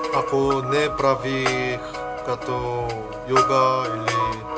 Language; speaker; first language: Bulgarian; non-native, learner; Korean